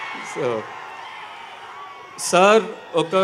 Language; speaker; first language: Telugu; non-native, learner; Tamil